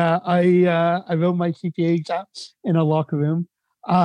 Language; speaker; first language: English; native; English